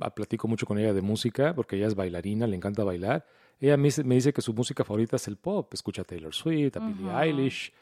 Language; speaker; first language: Spanish; early bilingual, heritage; Spanish